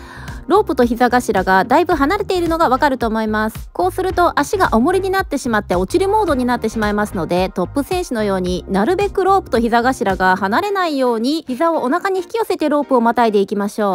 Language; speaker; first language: Japanese; native; Japanese